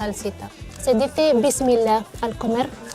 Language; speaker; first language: Spanish; non-native, fluent; Arabic